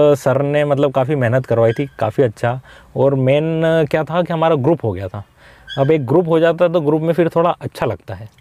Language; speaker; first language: Hindi; native; Hindi